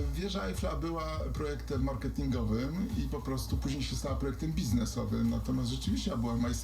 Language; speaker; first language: Polish; native; Polish